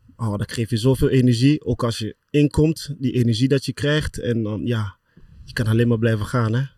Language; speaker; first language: Dutch; early bilingual, other home language; Lingala